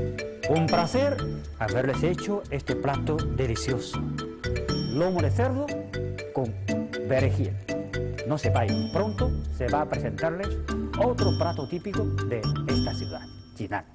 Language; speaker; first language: Spanish; non-native, fluent; Chinese